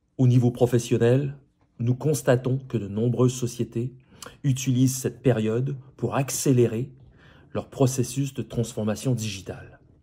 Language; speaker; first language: French; native; French